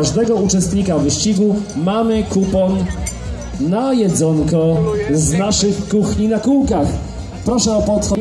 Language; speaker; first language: Polish; native; Polish